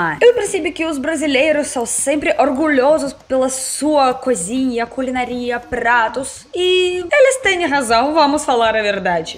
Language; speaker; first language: Portuguese; non-native, learner; Russian